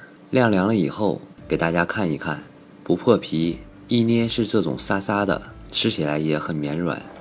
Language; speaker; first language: Chinese; native; Chinese